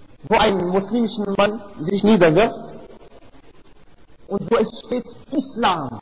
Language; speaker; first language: German; non-native, fluent; Arabic